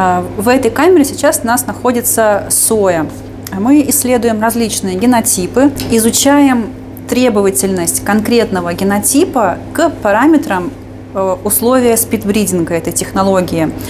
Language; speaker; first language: Russian; native; Russian